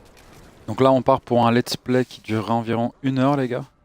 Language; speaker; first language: French; native; French